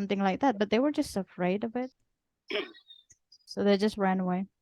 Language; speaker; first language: English; non-native, fluent; Indonesian